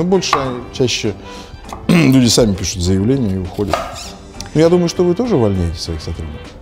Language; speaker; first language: Russian; native; Russian